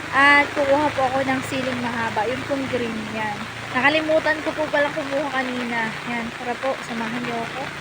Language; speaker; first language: Filipino; native; Filipino